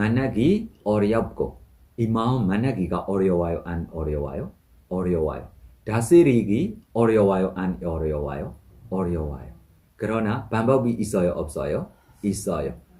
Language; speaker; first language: Korean; non-native, fluent; Burmese